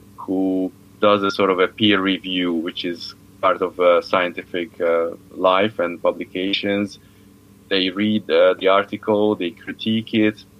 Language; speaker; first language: English; non-native, fluent; Hungarian